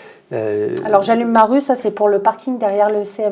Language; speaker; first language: French; native; French